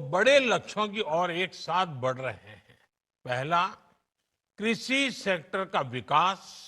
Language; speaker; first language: Hindi; non-native, local second language; Gujarati